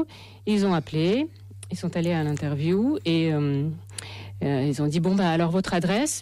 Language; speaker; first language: French; non-native, fluent; Russian